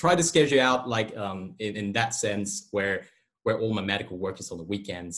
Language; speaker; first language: English; non-native, local second language; Cantonese